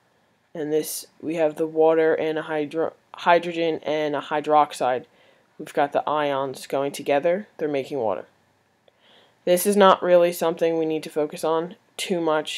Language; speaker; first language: English; native; English